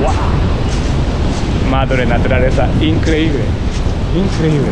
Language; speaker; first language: Spanish; non-native, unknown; Japanese